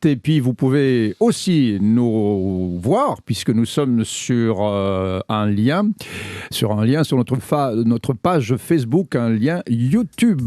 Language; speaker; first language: French; native; French